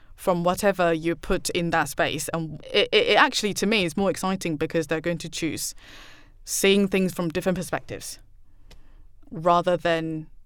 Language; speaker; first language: English; non-native, fluent; Chinese